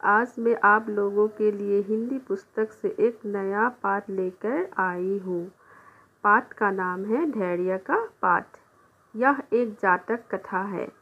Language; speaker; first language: Hindi; non-native, local second language; Assamese